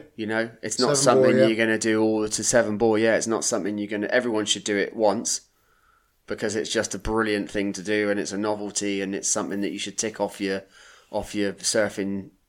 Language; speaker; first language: English; native; English